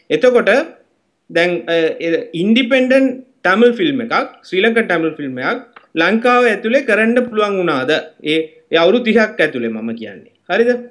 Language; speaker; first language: Sinhala; non-native, local second language; Tamil